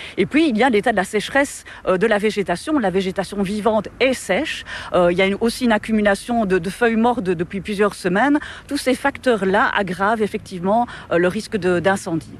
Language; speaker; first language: French; native; French